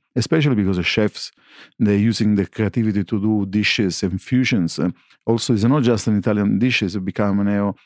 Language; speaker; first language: English; non-native, learner; Italian